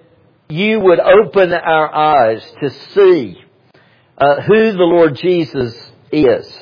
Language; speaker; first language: English; native; English